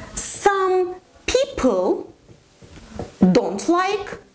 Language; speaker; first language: English; non-native, fluent; Azerbaijani